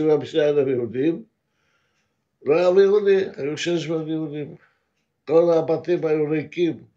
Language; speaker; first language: Hebrew; non-native, fluent; Polish